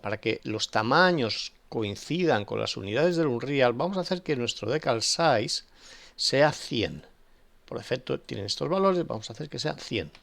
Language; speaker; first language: Spanish; native; Spanish